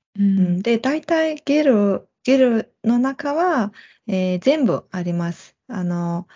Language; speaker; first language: Japanese; non-native, fluent; Mongolian